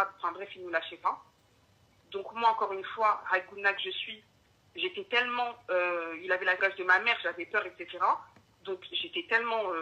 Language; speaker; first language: French; early bilingual, other home language; Arabic